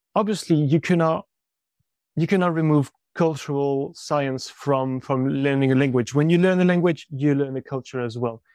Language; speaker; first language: English; non-native, fluent; French